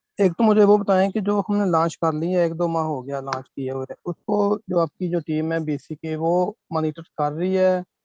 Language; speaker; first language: Urdu; non-native, local second language; Punjabi